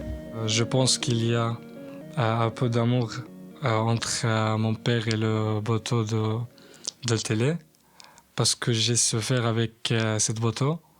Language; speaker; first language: French; non-native, learner; Arabic